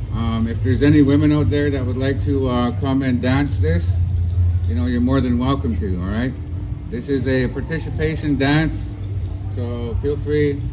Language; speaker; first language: English; native; English